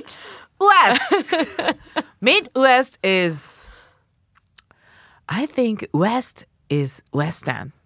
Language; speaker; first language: English; non-native, learner; Japanese